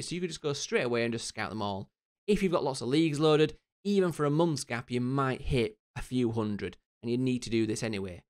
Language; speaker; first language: English; native; English